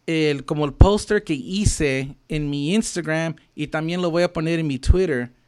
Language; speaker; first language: Spanish; early bilingual, heritage; Spanish